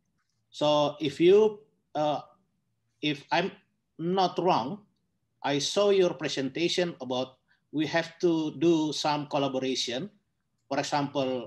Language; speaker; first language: English; non-native, learner; Indonesian